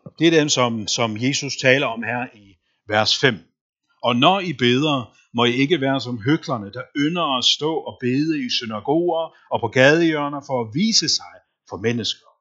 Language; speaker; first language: Danish; non-native, local second language; Faroese